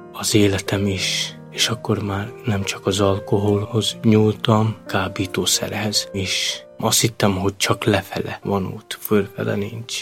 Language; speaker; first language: Hungarian; non-native, local second language; Romany